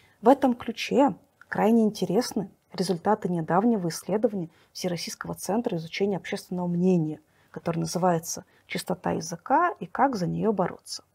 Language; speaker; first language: Russian; native; Russian